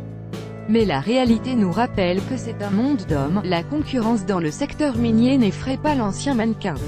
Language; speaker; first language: French; native; French